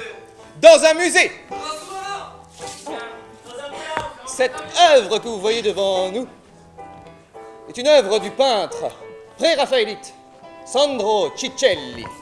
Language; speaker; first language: French; native; French